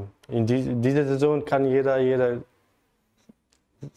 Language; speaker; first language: German; non-native, learner; Bosnian